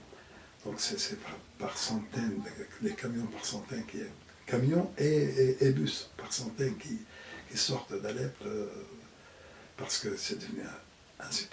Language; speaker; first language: French; non-native, fluent; Arabic